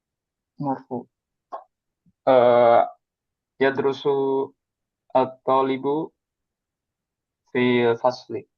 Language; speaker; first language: Arabic; non-native, learner; Indonesian